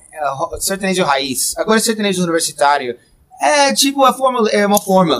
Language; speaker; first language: Portuguese; non-native, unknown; English